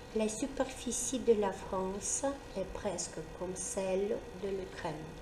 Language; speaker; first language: French; non-native, fluent; Ukrainian